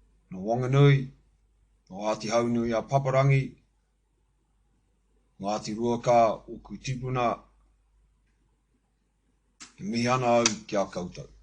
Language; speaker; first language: Māori; non-native, learner; English